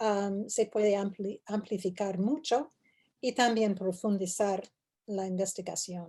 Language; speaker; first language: Spanish; non-native, fluent; English